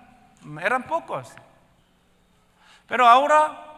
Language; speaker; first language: Spanish; non-native, learner; Korean